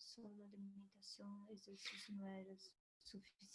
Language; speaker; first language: Spanish; non-native, learner; Portuguese